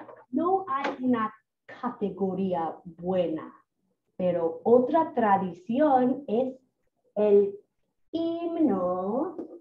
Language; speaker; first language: Spanish; non-native, fluent; English